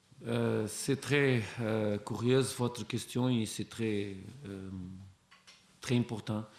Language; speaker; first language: French; non-native, learner; Portuguese